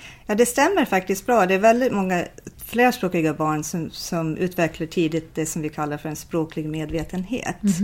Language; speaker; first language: Swedish; non-native, fluent; English